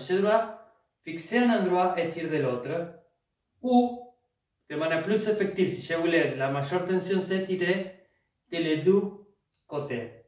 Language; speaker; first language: French; non-native, fluent; Spanish